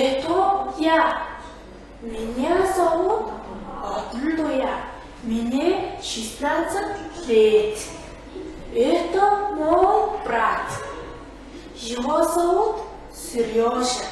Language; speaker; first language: Russian; non-native, fluent; Mongolian